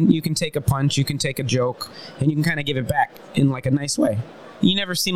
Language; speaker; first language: English; native; English